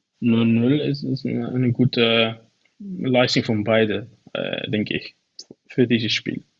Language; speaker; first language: German; non-native, learner; Dutch